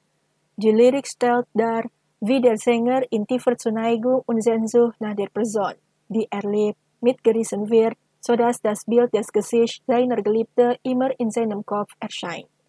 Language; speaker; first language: German; non-native, fluent; Indonesian